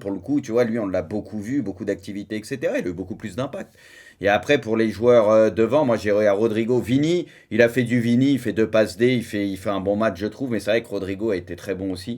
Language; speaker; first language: French; native; French